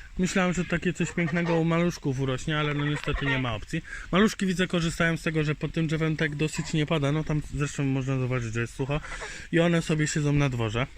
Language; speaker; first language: Polish; native; Polish